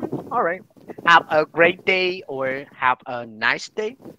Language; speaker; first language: English; non-native, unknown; Vietnamese